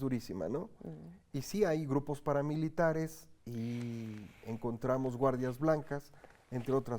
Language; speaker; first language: Spanish; native; Spanish